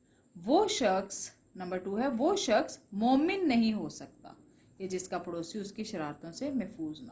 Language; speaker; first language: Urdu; non-native, local second language; Punjabi